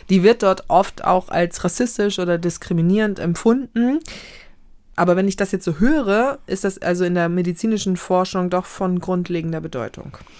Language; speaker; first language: German; native; German